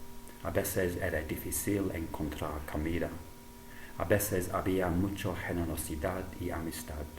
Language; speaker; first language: Spanish; non-native, fluent; English